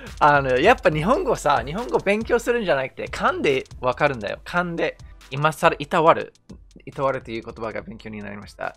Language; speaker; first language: Japanese; non-native, fluent; English